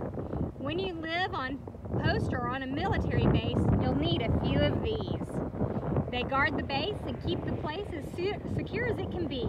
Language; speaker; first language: English; native; English